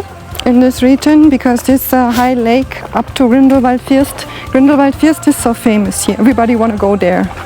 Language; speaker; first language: English; non-native, learner; German